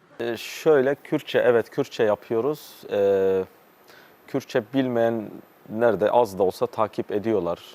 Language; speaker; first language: Turkish; non-native, local second language; Kurdish